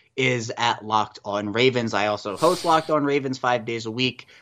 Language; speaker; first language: English; native; English